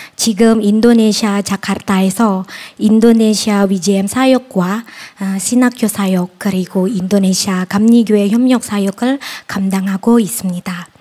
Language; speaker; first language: Korean; non-native, fluent; Indonesian